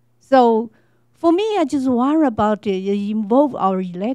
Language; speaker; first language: English; non-native, learner; Chinese